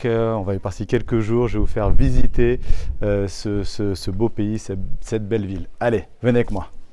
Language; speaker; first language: French; early bilingual, other home language; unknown